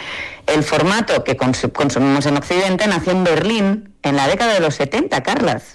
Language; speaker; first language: Spanish; native; Spanish